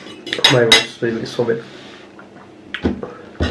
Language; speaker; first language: English; non-native, learner; Turkish